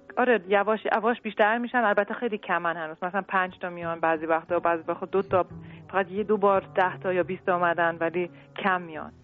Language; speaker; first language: Persian; early bilingual, heritage; Persian